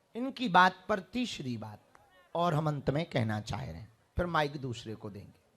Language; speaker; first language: Hindi; native; Hindi